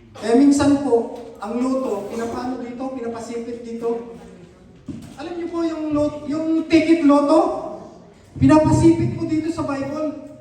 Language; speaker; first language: Filipino; non-native, local second language; Cebuano